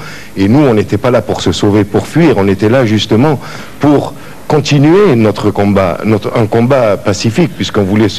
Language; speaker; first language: French; native; French